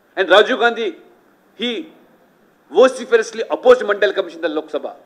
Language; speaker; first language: English; non-native, local second language; Telugu